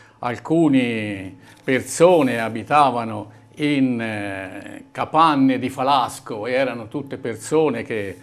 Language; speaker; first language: Italian; native; Italian